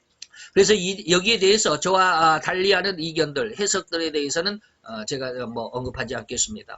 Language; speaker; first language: Korean; native; Korean